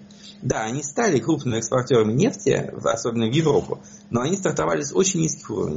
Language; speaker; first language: Russian; native; Russian